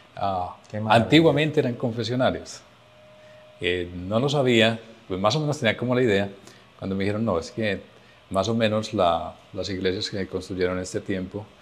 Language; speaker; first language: Spanish; native; Spanish